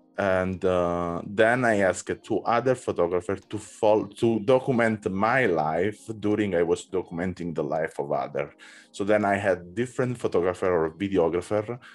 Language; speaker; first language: English; non-native, learner; Italian